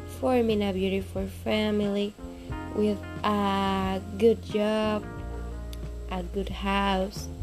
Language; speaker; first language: English; non-native, learner; Spanish